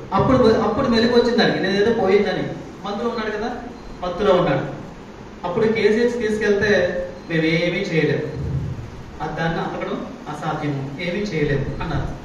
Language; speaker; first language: Telugu; non-native, local second language; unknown